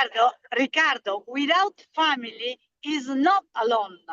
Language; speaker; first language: English; non-native, learner; Italian